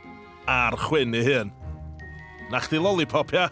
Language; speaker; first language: Welsh; native; Welsh